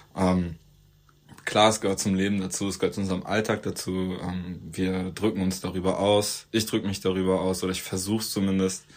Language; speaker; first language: German; early bilingual, other home language; Turkish